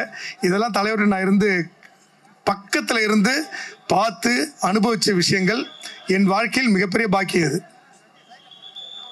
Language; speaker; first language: Tamil; native; Tamil